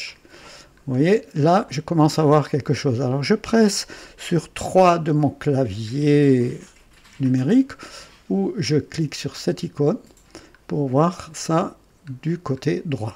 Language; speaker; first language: French; native; French